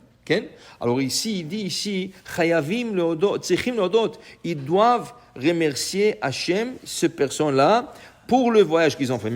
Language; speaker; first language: French; native; French